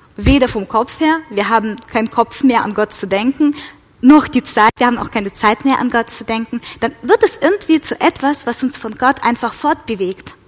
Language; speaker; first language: German; non-native, fluent; Russian